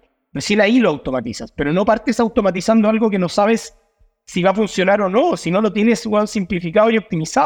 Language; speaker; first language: Spanish; native; Spanish